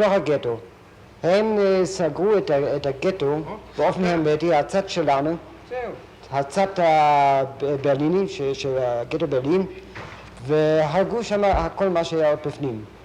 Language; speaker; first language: Hebrew; non-native, fluent; German